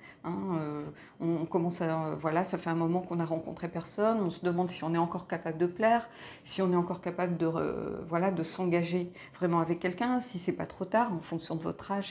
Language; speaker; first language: French; native; French